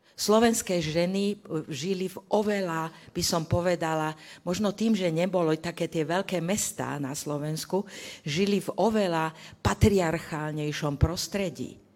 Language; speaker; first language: Slovak; native; Slovak